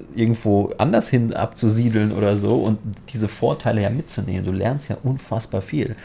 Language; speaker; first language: German; non-native, fluent; Polish